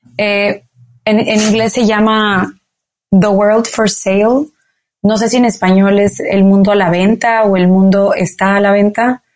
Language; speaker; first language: Spanish; native; Spanish